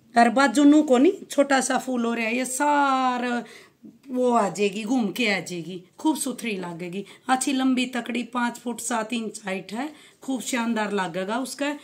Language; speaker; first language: Hindi; native; Hindi